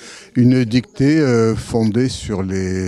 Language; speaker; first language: French; native; French